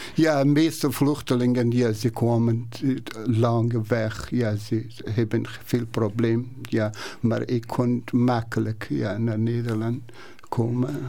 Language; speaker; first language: Dutch; non-native, learner; Persian